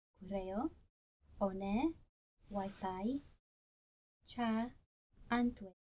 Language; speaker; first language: Korean; non-native, learner; English